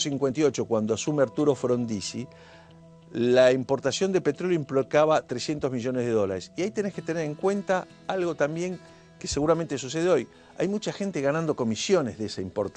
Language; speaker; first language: Spanish; native; Spanish